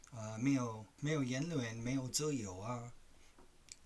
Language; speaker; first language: Chinese; non-native, learner; English